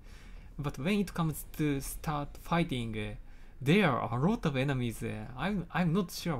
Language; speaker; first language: English; non-native, learner; Japanese